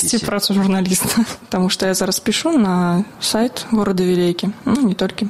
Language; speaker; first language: Belarusian; native; Belarusian